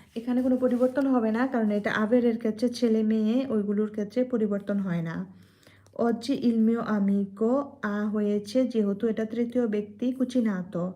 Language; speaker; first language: Bangla; native; Bangla